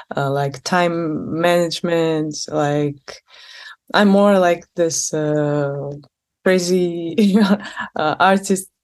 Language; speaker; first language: English; non-native, fluent; Russian